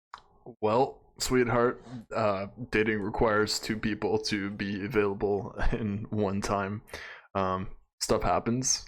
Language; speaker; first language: English; native; English